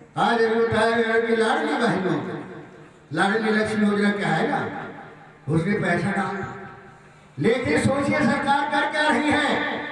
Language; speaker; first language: Hindi; native; Hindi